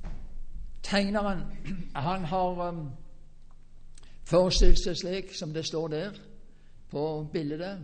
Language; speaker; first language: Norwegian; native; Norwegian